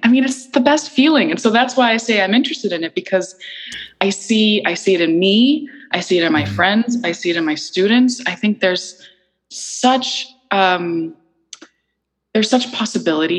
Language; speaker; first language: English; early bilingual, other home language; Icelandic